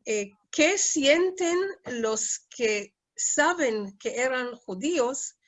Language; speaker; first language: Spanish; non-native, fluent; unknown